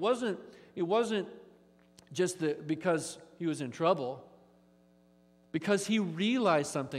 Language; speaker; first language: English; native; English